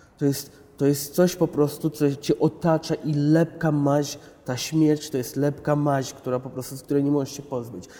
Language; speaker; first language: Polish; early bilingual, other home language; Chechen